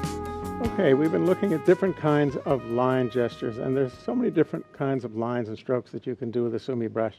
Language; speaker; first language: English; native; English